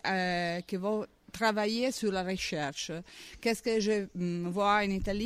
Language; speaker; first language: French; non-native, learner; Italian